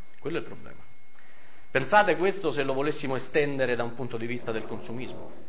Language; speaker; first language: Italian; native; Italian